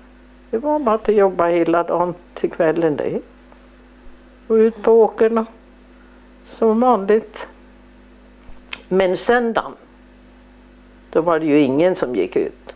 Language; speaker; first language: Swedish; native; Swedish